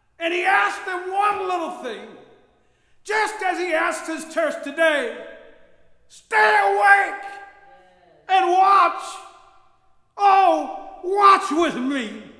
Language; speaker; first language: English; native; English